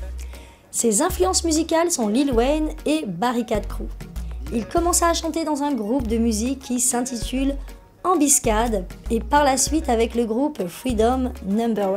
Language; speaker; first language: French; native; French